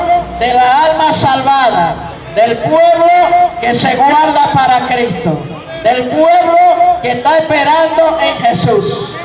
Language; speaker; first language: Spanish; native; Spanish